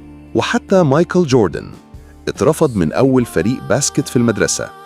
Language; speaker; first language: Arabic; native; Arabic